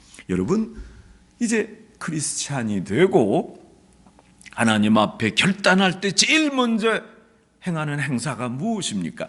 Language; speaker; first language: Korean; native; Korean